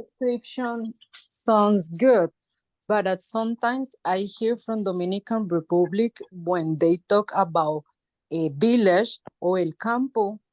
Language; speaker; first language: English; non-native, learner; Spanish